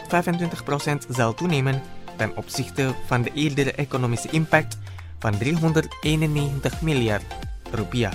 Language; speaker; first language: Dutch; non-native, fluent; Indonesian